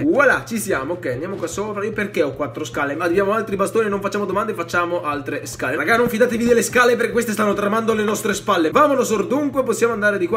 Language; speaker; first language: Italian; native; Italian